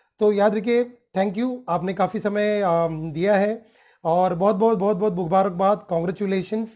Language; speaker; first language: Hindi; non-native, local second language; Marathi